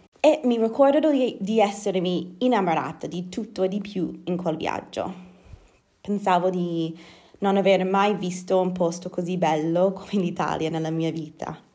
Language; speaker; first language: Italian; non-native, fluent; English